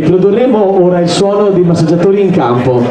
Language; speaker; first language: Italian; native; Italian